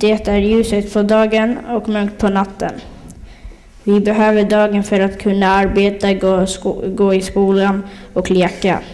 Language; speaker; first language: Swedish; early bilingual, other home language; Somali